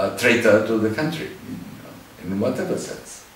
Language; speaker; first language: English; non-native, fluent; Romanian